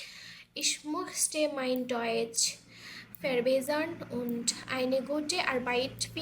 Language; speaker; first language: German; non-native, learner; Bangla